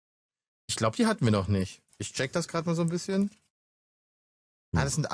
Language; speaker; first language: German; native; German